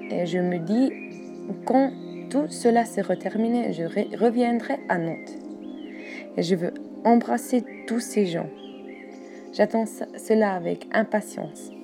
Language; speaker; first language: French; non-native, learner; German